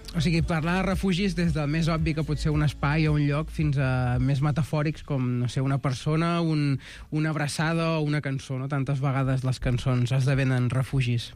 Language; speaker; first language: Catalan; native; Catalan